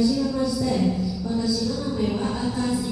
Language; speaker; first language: Japanese; non-native, learner; Indonesian